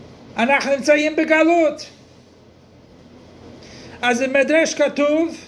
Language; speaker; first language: Hebrew; non-native, fluent; English